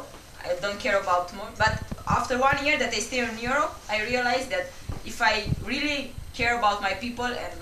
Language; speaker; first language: English; non-native, local second language; Romanian